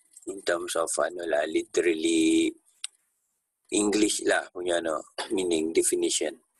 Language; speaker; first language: English; non-native, local second language; Malay